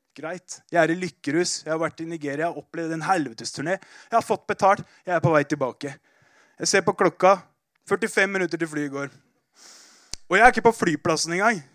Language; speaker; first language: Norwegian; native; Norwegian